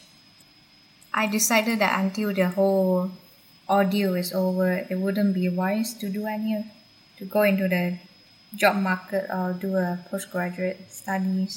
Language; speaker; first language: English; non-native, local second language; Chinese